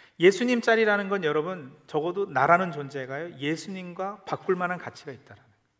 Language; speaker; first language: Korean; early bilingual, heritage; Korean